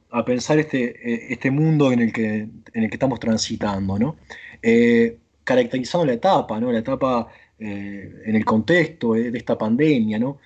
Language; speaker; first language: Spanish; native; Spanish